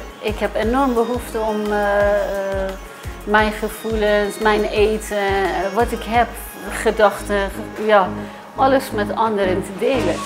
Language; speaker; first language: Dutch; non-native, fluent; Persian